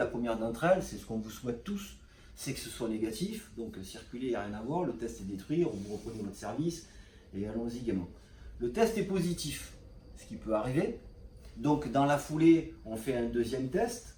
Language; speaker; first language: French; native; French